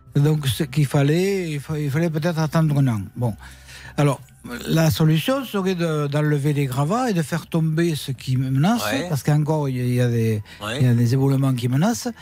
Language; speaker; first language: French; native; French